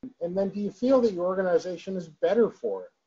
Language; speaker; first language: English; native; English